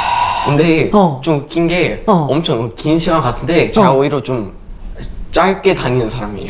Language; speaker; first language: Korean; early bilingual, other home language; English